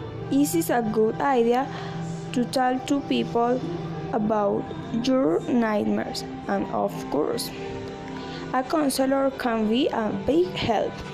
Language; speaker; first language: English; non-native, learner; Spanish